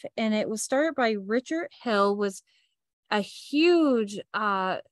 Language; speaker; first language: English; native; English